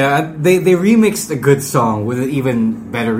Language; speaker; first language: English; non-native, local second language; Filipino